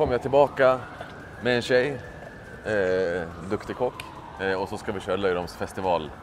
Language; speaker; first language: Swedish; native; Swedish